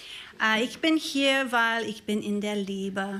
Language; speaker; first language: German; non-native, learner; English